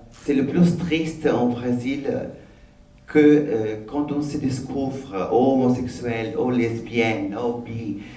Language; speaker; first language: French; non-native, learner; Portuguese